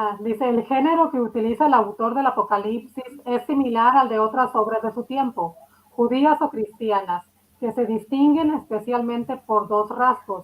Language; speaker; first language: Spanish; native; Spanish